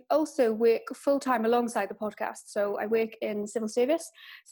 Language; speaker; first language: English; native; English